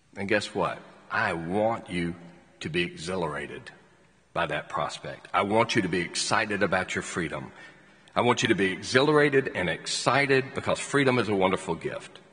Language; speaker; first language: English; native; English